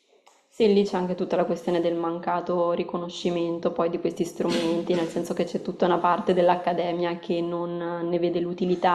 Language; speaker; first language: Italian; native; Italian